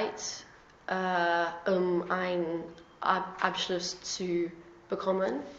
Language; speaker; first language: German; non-native, learner; English